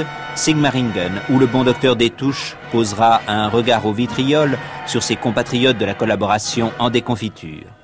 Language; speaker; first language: French; native; French